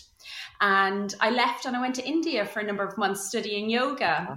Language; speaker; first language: English; native; English